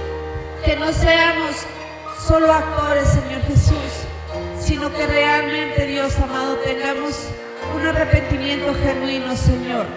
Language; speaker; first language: Spanish; native; Spanish